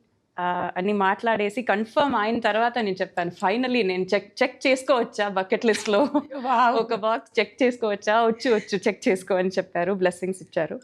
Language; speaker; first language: Telugu; non-native, fluent; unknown